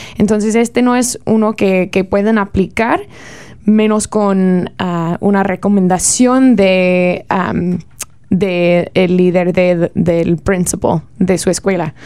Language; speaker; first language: Spanish; non-native, learner; English